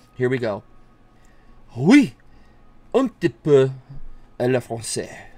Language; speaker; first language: French; non-native, learner; English